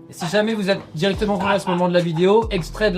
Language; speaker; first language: French; native; French